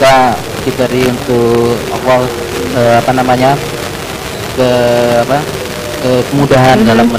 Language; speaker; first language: Indonesian; native; Indonesian